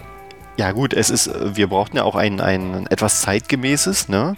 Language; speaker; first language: German; native; German